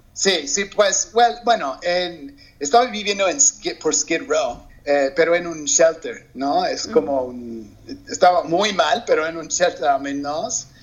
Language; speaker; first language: Spanish; non-native, learner; English